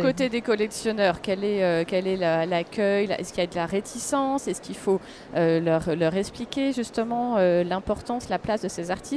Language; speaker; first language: French; native; French